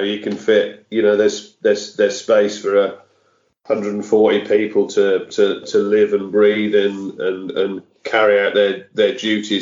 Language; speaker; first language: English; native; English